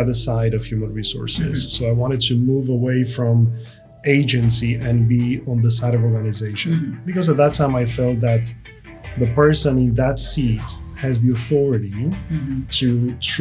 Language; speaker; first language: English; non-native, fluent; Romanian